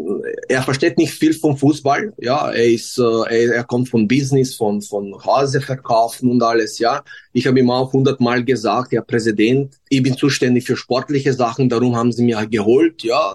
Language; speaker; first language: German; non-native, fluent; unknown